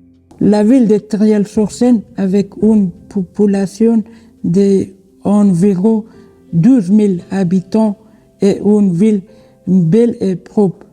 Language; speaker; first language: French; non-native, learner; Persian